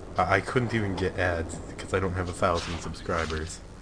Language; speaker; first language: English; native; English